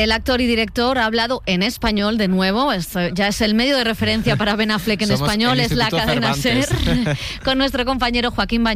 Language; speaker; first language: Spanish; native; Spanish